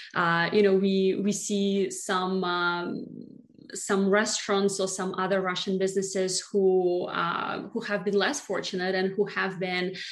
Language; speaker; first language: English; non-native, fluent; Russian